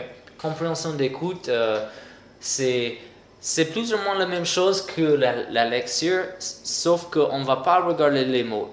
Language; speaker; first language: French; non-native, fluent; English